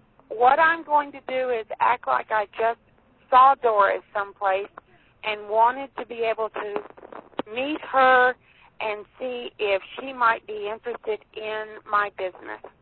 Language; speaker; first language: English; native; English